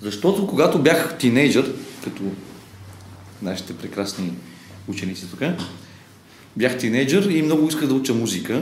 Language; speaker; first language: Bulgarian; native; Bulgarian